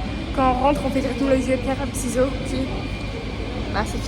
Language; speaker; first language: French; native; French